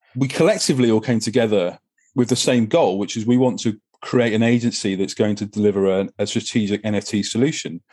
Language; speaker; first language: English; native; English